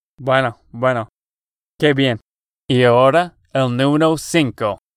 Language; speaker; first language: Spanish; non-native, fluent; English